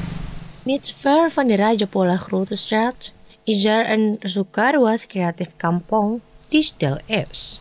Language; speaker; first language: Dutch; non-native, learner; Indonesian